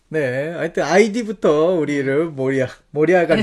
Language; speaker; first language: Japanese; non-native, learner; Korean